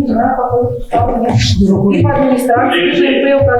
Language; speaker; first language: Russian; native; Russian